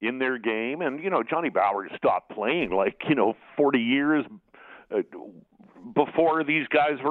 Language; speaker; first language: English; native; English